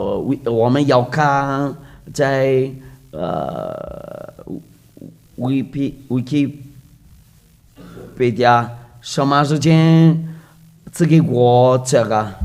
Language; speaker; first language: Chinese; non-native, fluent; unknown